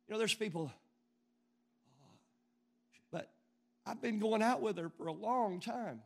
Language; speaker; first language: English; native; English